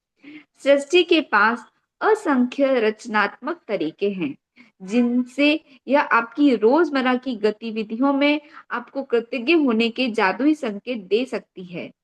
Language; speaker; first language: Hindi; native; Hindi